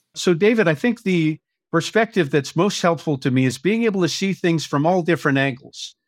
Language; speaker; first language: English; native; English